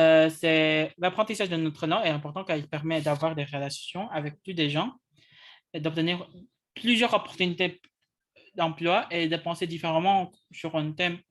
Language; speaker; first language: French; non-native, learner; English